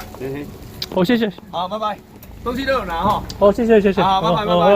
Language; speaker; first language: Chinese; non-native, fluent; Korean